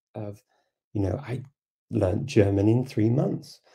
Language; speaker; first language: English; native; English